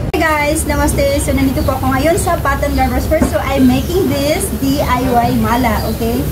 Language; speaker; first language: Filipino; native; Filipino